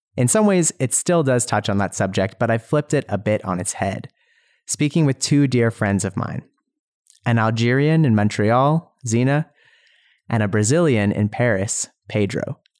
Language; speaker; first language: English; native; English